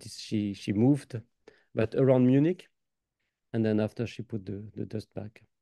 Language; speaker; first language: English; non-native, fluent; French